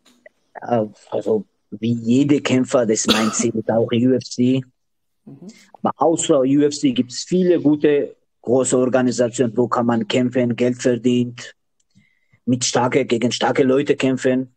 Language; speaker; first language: German; non-native, learner; Georgian